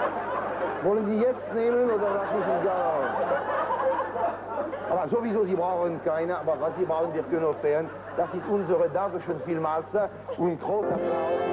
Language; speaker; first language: German; non-native, fluent; French